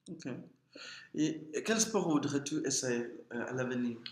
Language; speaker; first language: French; non-native, fluent; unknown